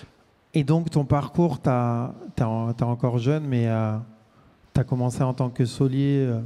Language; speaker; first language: French; native; French